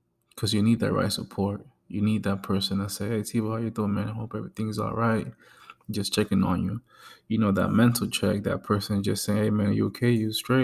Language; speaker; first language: English; early bilingual, other home language; Spanish